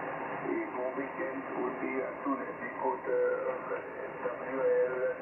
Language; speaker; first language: French; non-native, local second language; German